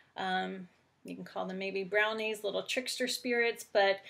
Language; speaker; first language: English; native; English